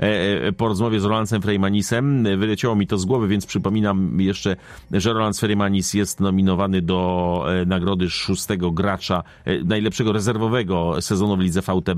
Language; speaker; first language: Polish; native; Polish